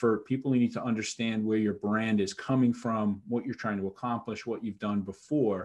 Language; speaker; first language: English; native; English